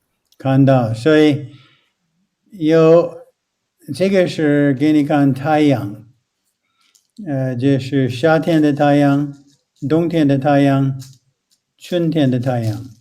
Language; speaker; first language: Chinese; non-native, fluent; English